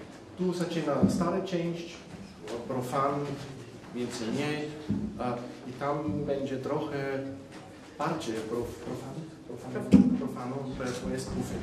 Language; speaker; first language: Polish; non-native, fluent; German